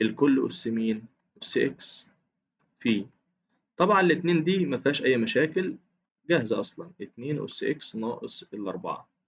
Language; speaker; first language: Arabic; native; Arabic